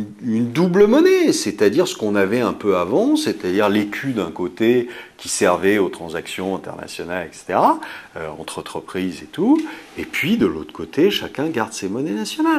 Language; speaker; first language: French; native; French